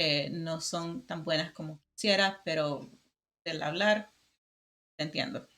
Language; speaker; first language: Spanish; early bilingual, other home language; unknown